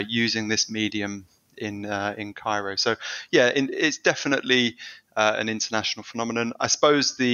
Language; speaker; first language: English; native; English